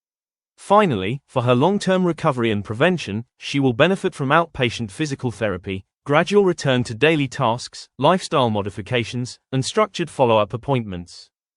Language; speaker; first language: English; non-native, fluent; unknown